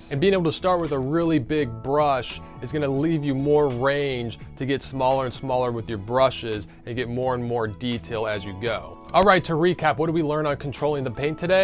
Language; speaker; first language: English; native; English